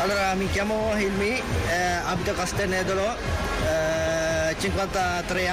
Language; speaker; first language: Italian; non-native, learner; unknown